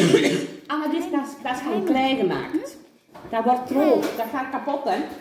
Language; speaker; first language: Dutch; native; Dutch